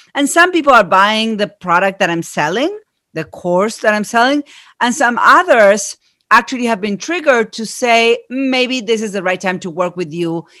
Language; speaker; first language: English; non-native, fluent; Spanish